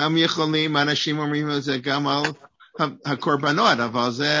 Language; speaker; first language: Hebrew; non-native, fluent; English